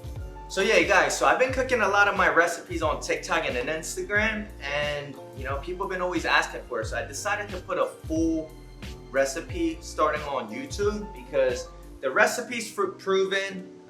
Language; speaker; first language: English; native; English